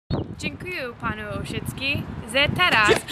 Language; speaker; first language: Polish; non-native, learner; English